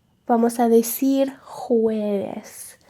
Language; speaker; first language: Spanish; non-native, learner; English